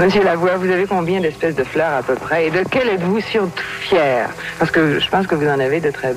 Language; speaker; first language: French; native; French